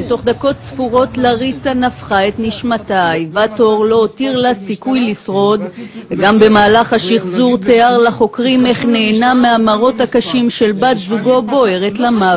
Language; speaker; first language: Hebrew; native; Hebrew